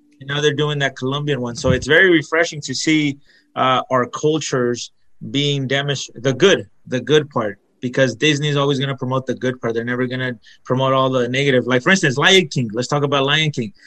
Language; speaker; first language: English; early bilingual, other home language; Spanish